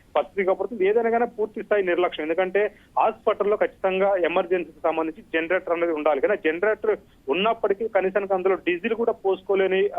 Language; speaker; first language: Telugu; native; Telugu